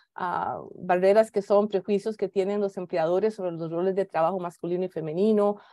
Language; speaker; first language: Spanish; native; Spanish